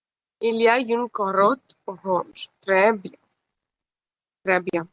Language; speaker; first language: French; non-native, fluent; Hindi